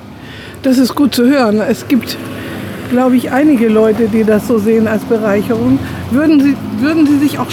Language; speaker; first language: German; native; German